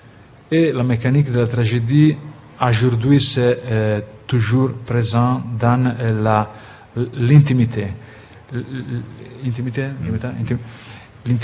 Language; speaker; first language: French; non-native, fluent; Italian